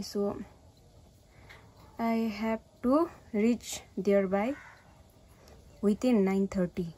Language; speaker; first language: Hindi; non-native, local second language; Nepali